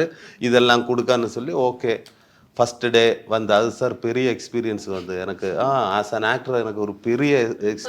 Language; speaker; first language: Tamil; non-native, learner; Malayalam